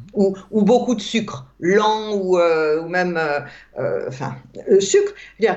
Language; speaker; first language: French; native; French